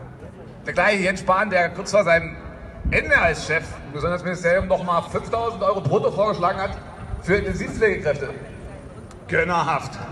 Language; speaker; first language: German; native; German